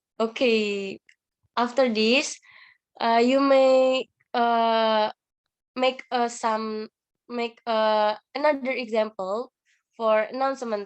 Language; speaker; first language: English; non-native, learner; Indonesian